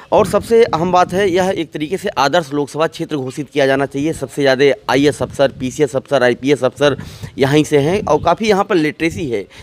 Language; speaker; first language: Hindi; native; Hindi